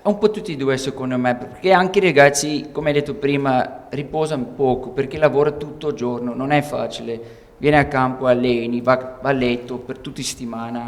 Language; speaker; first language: Italian; non-native, learner; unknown